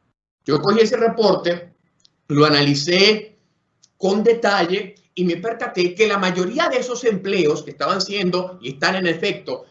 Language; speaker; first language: Spanish; native; Spanish